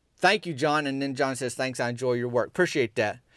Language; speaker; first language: English; native; English